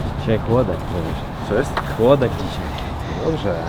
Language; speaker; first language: Polish; non-native, learner; Serbian